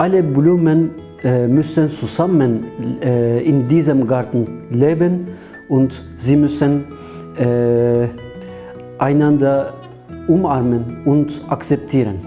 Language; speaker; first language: German; non-native, learner; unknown